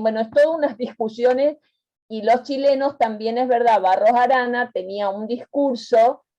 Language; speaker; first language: Spanish; native; Spanish